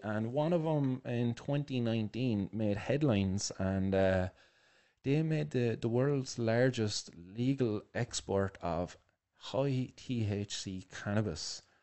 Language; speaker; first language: English; native; English